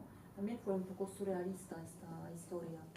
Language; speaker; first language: Spanish; non-native, fluent; Czech